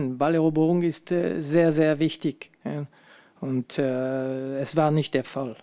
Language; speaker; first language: German; non-native, fluent; French